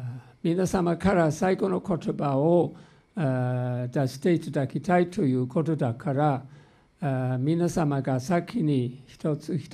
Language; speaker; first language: Japanese; non-native, fluent; English